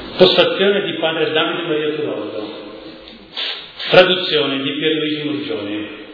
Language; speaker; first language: Italian; native; Italian